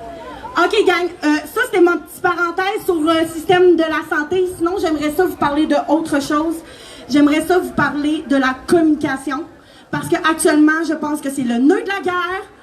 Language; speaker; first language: French; native; French